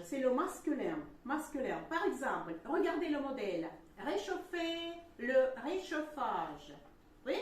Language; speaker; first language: French; non-native, fluent; Russian